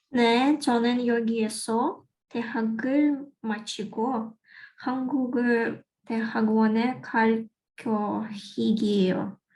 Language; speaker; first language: Korean; non-native, learner; Russian